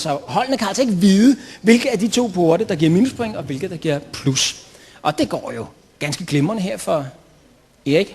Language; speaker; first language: Danish; native; Danish